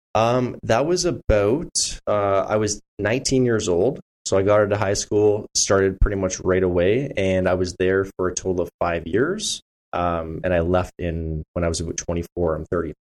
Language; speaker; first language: English; native; English